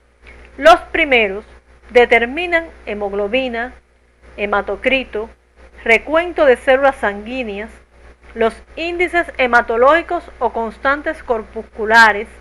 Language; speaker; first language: Spanish; native; Spanish